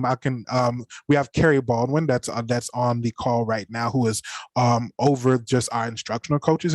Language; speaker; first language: English; native; English